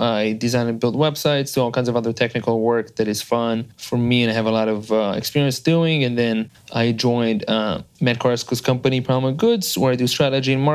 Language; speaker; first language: English; non-native, fluent; Hebrew